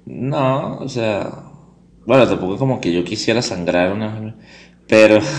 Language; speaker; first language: Spanish; native; Spanish